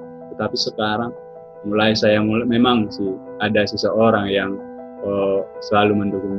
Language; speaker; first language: Indonesian; native; Indonesian